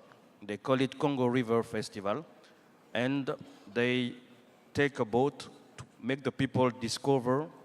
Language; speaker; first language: English; non-native, learner; French